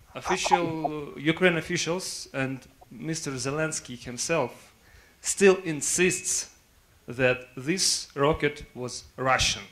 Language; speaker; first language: English; non-native, fluent; Russian